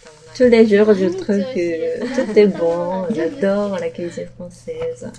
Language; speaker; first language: French; non-native, fluent; Japanese